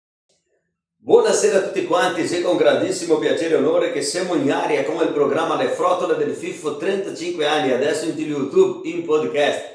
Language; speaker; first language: Italian; non-native, local second language; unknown